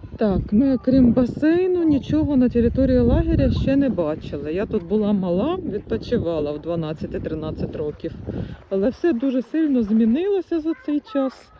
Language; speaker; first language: Ukrainian; native; Ukrainian